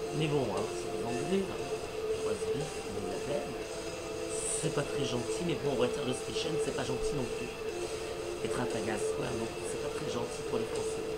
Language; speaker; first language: French; early bilingual, other home language; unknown